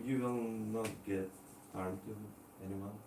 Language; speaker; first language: English; non-native, learner; Russian